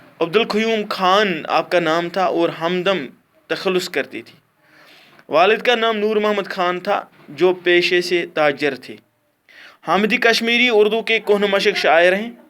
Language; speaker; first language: Urdu; non-native, local second language; Kashmiri